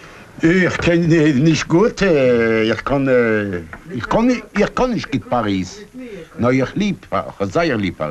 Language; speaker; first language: German; non-native, learner; Polish